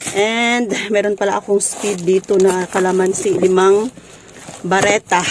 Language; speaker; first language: Filipino; non-native, local second language; Cebuano